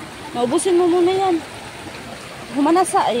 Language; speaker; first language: Filipino; non-native, local second language; Cebuano